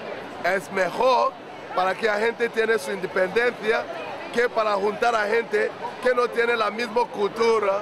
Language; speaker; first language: Spanish; non-native, learner; Igbo